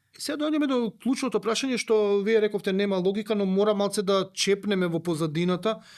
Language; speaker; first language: Macedonian; native; Macedonian